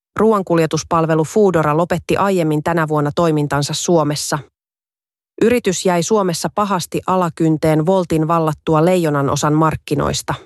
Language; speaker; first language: Finnish; native; Finnish